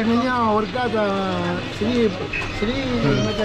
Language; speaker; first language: Russian; non-native, learner; Arabic